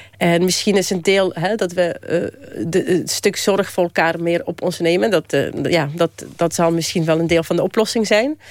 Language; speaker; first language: Dutch; early bilingual, other home language; Polish